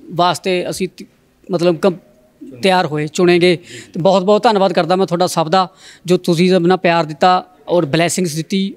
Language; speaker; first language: Punjabi; native; Punjabi